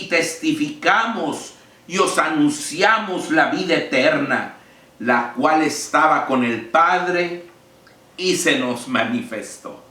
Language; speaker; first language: Spanish; native; Spanish